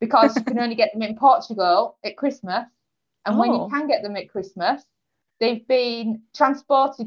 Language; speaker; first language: English; native; English